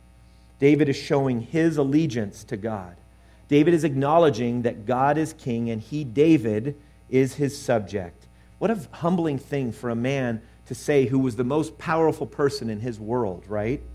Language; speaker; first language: English; native; English